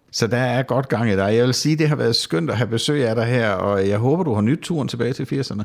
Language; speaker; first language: Danish; native; Danish